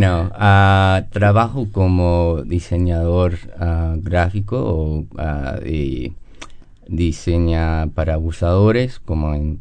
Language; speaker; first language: Spanish; non-native, learner; English